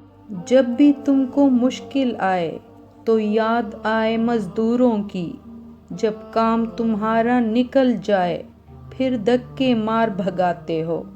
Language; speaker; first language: Urdu; native; Urdu